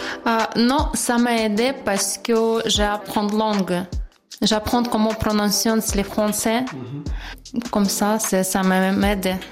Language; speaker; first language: French; non-native, learner; Ukrainian